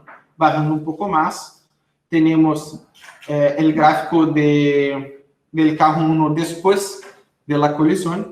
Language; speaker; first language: Spanish; non-native, fluent; Portuguese